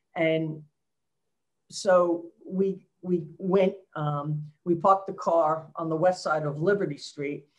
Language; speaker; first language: English; native; English